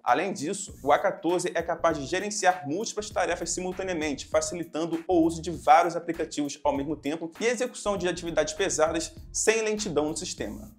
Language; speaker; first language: Portuguese; native; Portuguese